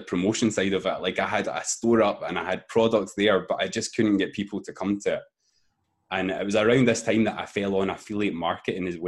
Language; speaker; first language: English; native; English